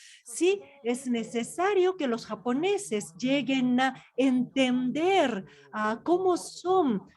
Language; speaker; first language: Spanish; non-native, fluent; Japanese